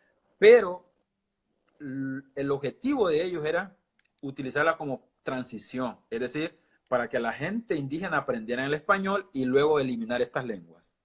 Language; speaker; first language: Spanish; non-native, local second language; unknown